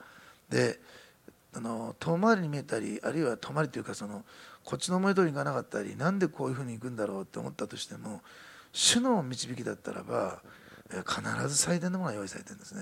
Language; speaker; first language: Japanese; native; Japanese